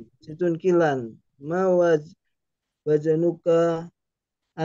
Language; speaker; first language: Arabic; non-native, learner; Indonesian